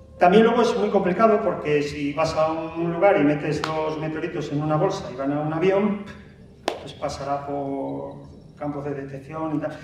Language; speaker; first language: Spanish; native; Spanish